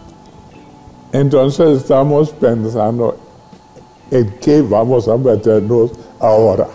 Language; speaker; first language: Spanish; non-native, fluent; English